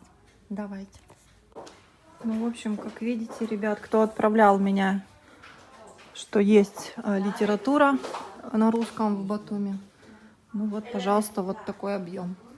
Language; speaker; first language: Russian; native; Russian